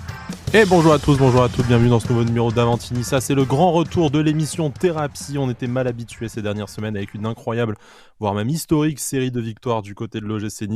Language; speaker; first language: French; native; French